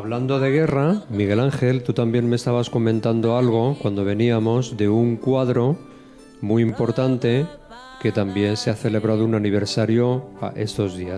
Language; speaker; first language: Spanish; native; Spanish